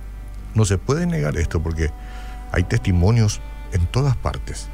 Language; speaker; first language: Spanish; native; Spanish